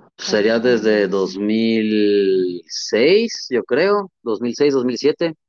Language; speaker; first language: Spanish; native; Spanish